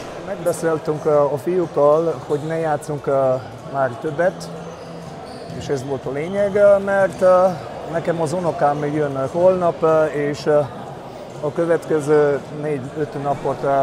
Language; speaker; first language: Hungarian; non-native, fluent; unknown